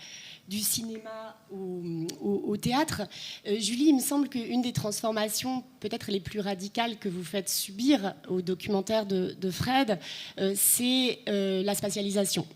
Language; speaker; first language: French; native; French